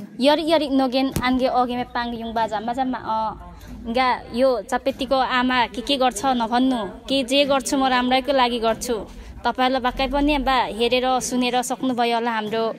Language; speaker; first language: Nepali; non-native, local second language; Limbu